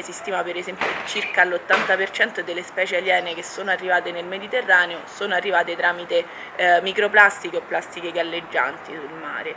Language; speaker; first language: Italian; native; Italian